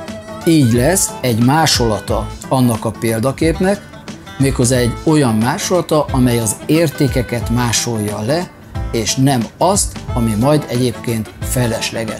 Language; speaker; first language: Hungarian; native; Hungarian